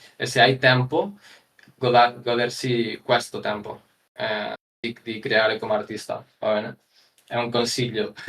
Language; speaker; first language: Italian; non-native, learner; Spanish